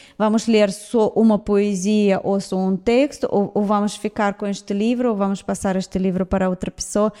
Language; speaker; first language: Portuguese; non-native, fluent; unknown